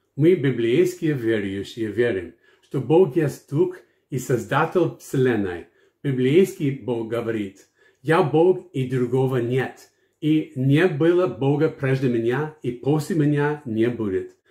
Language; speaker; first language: Russian; non-native, fluent; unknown